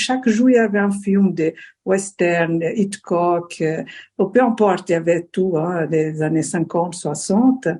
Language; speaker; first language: French; non-native, fluent; Portuguese